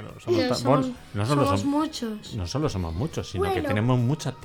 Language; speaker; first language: Spanish; native; Spanish